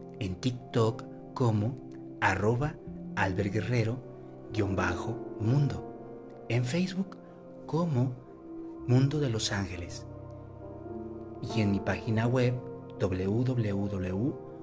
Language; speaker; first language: Spanish; native; Spanish